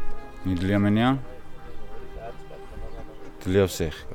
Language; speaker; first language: Russian; non-native, fluent; Georgian